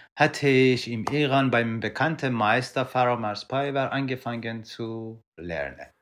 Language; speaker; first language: German; non-native, learner; Persian